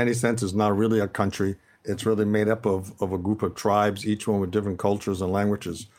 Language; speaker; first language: English; native; English